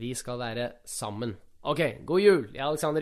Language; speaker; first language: Norwegian; early bilingual, other home language; Russian